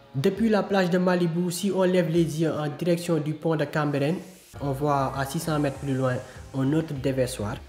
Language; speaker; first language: French; non-native, local second language; Wolof